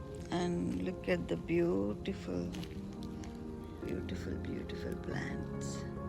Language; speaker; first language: English; non-native, local second language; Telugu